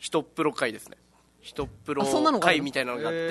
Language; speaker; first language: Japanese; native; Japanese